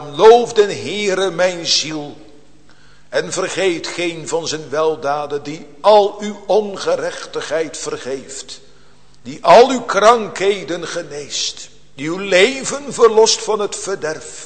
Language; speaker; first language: Dutch; native; Dutch